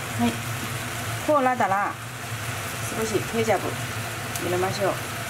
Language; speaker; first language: Japanese; non-native, learner; Chinese